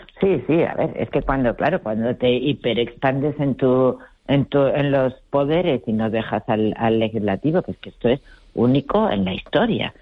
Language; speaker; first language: Spanish; native; Spanish